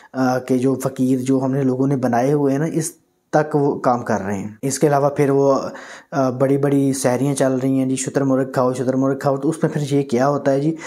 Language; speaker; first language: Urdu; non-native, local second language; Punjabi